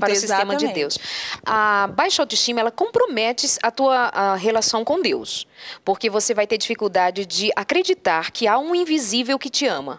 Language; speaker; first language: Portuguese; native; Portuguese